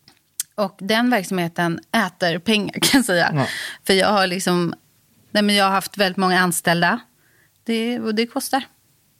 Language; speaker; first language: Swedish; native; Swedish